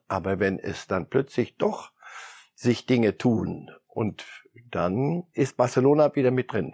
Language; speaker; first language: German; early bilingual, other home language; Polish